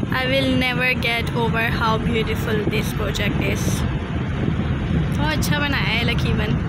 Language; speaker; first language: Urdu; native; Urdu